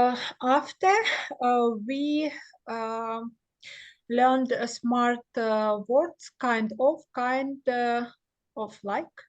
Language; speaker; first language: English; non-native, learner; Ukrainian